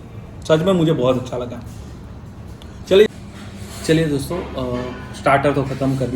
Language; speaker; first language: Hindi; native; Hindi